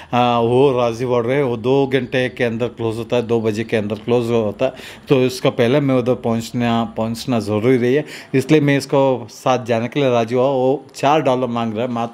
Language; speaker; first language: Hindi; non-native, local second language; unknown